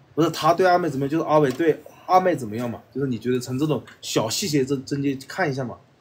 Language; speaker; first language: Chinese; native; Chinese